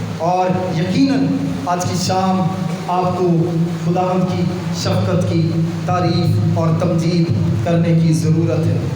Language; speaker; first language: Urdu; non-native, local second language; Punjabi